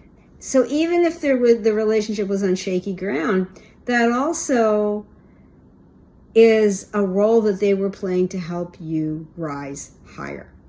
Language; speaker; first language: English; native; English